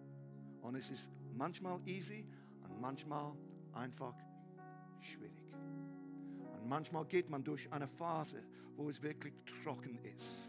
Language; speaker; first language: German; non-native, learner; English